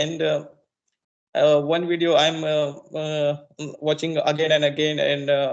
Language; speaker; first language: English; non-native, learner; Marathi